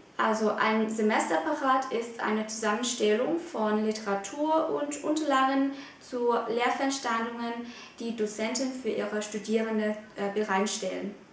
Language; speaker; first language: German; non-native, fluent; Vietnamese